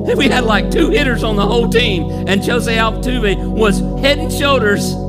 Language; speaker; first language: English; native; English